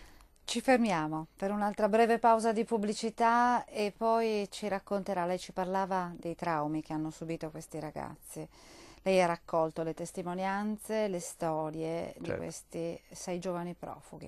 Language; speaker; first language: Italian; native; Italian